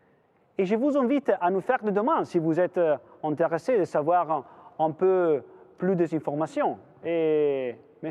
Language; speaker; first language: French; non-native, fluent; Italian